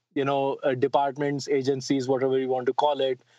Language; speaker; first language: English; non-native, local second language; Hindi